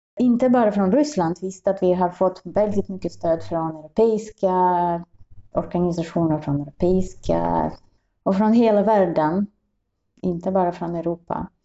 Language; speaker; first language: Swedish; non-native, fluent; Russian